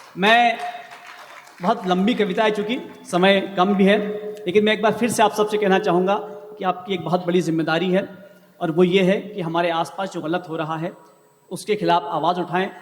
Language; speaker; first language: Hindi; native; Hindi